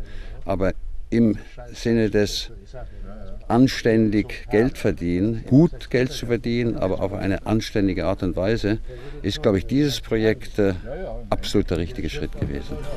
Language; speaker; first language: German; native; German